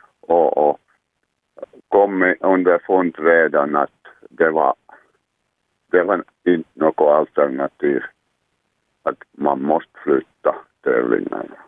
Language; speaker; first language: Swedish; non-native, local second language; Finnish